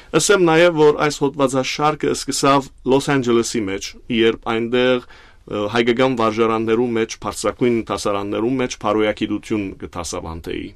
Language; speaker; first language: Armenian; early bilingual, heritage; Armenian